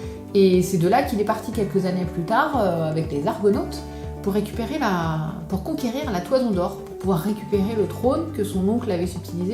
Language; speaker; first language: French; native; French